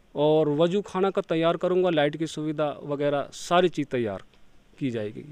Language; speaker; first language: Hindi; native; Hindi